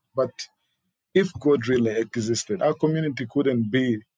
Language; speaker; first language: English; non-native, local second language; Ganda